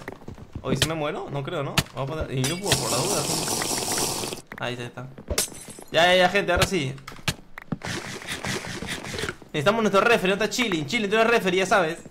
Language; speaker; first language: Spanish; native; Spanish